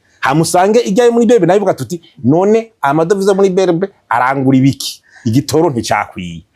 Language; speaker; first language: Rundi; native; Rundi